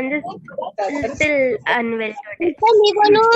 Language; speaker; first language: English; non-native, learner; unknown